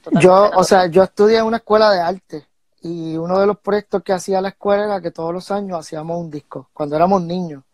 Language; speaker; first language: Spanish; early bilingual, heritage; Spanish